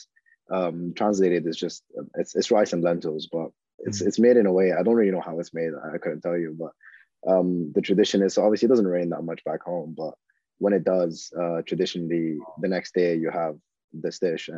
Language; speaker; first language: English; non-native, fluent; Arabic